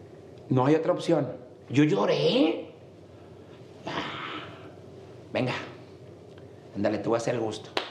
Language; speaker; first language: Spanish; native; Spanish